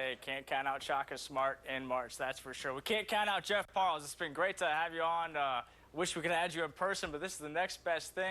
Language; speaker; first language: English; native; English